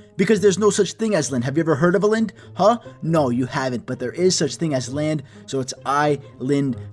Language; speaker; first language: English; early bilingual, other home language; Greek